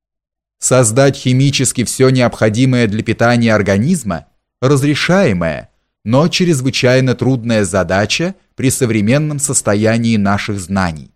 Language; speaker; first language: Russian; native; Russian